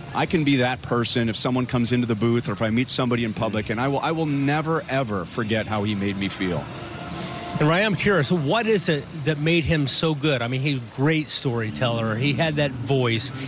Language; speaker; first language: English; native; English